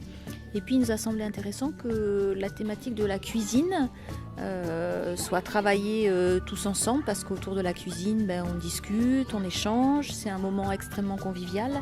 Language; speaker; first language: French; native; French